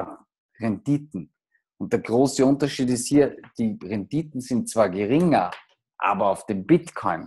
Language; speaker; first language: German; native; German